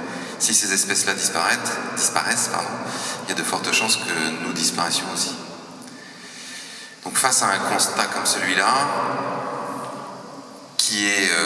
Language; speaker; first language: French; native; French